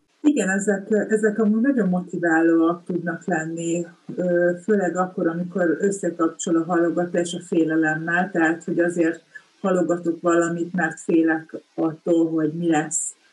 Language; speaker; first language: Hungarian; native; Hungarian